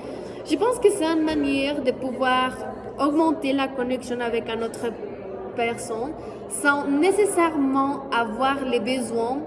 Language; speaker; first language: French; non-native, fluent; Spanish